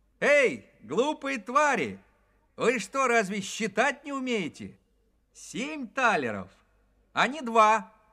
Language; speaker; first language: Russian; native; Russian